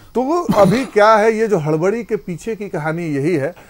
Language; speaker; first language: Hindi; native; Hindi